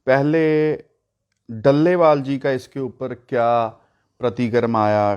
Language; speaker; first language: Hindi; non-native, local second language; Punjabi